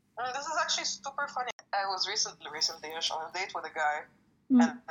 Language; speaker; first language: English; non-native, fluent; French